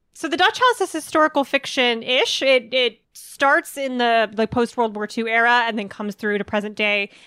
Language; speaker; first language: English; native; English